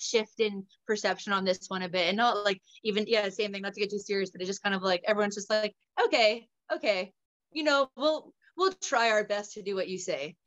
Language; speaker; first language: English; native; English